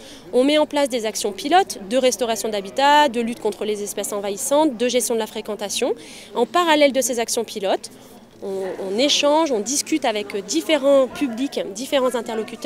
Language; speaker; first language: French; native; French